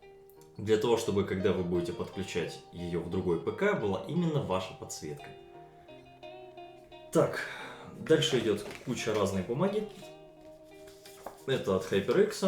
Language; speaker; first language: Russian; non-native, local second language; Ukrainian